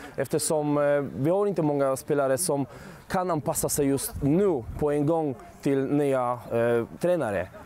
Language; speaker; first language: Swedish; non-native, fluent; Polish